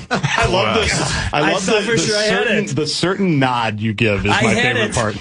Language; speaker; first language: English; native; English